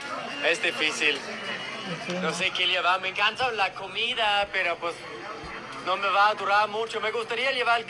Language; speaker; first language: Spanish; non-native, fluent; Danish